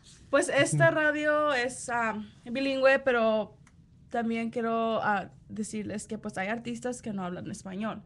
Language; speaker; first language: Spanish; early bilingual, heritage; Spanish